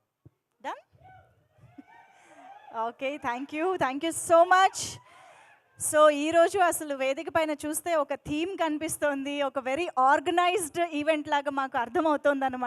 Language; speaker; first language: Telugu; native; Telugu